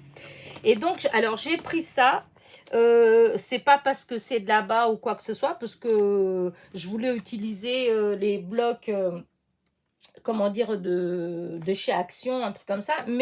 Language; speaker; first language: French; native; French